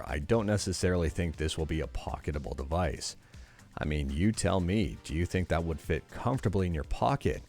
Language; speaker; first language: English; native; English